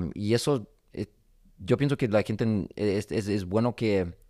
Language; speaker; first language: Spanish; early bilingual, heritage; Spanish